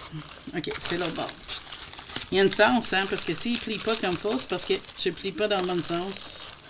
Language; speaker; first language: French; native; French